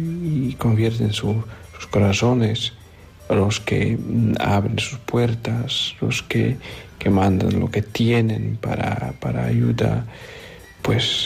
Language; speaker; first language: Spanish; non-native, fluent; Polish